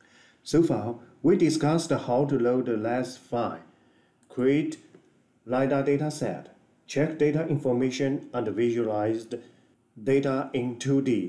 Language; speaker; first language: English; non-native, fluent; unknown